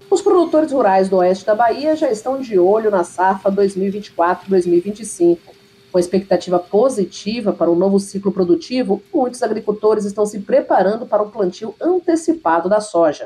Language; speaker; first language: Portuguese; native; Portuguese